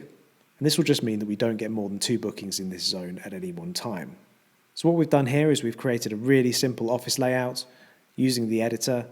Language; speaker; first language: English; native; English